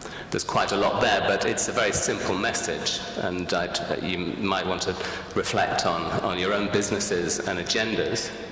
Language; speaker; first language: English; native; English